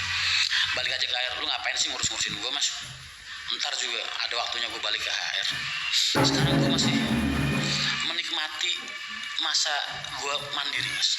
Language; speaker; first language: Indonesian; native; Indonesian